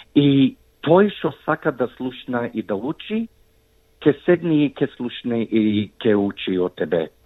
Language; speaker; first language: Macedonian; early bilingual, heritage; Macedonian